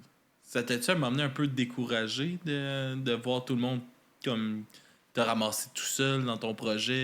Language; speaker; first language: French; native; French